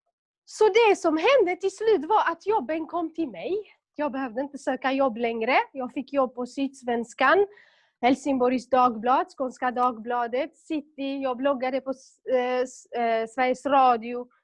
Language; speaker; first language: Swedish; non-native, local second language; Kurdish